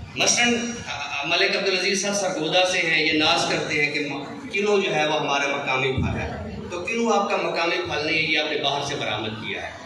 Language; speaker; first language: Urdu; non-native, local second language; Saraiki